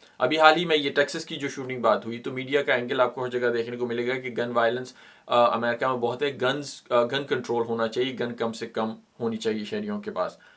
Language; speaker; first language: Urdu; native; Urdu